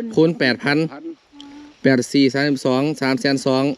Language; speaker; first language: Thai; native; Thai